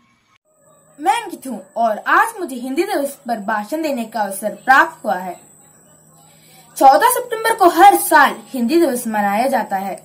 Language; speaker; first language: Hindi; non-native, local second language; Malayalam